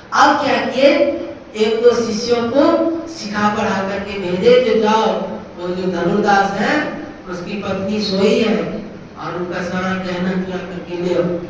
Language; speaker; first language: Hindi; native; Hindi